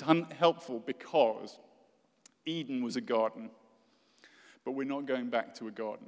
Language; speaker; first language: English; native; English